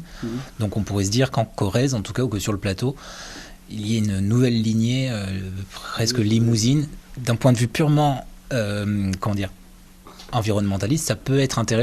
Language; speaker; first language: French; native; French